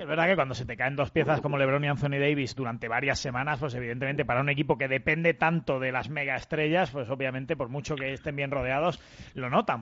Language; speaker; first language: Spanish; native; Spanish